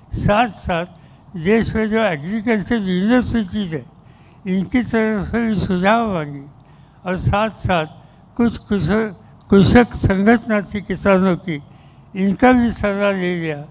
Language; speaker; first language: Hindi; non-native, local second language; Marathi